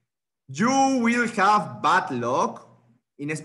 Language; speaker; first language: English; non-native, fluent; Spanish